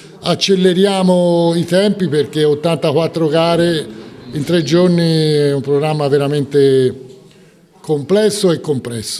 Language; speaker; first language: Italian; native; Italian